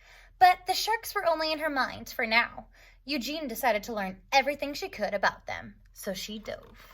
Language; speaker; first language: English; native; English